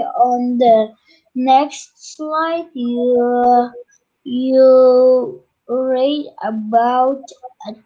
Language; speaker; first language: English; non-native, learner; Turkish